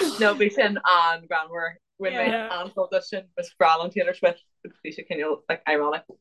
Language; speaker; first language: Irish; non-native, local second language; English